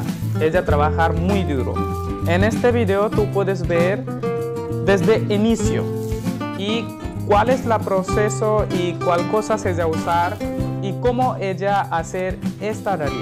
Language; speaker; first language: Spanish; non-native, learner; Hindi